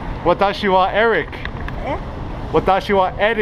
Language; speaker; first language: Japanese; non-native, learner; English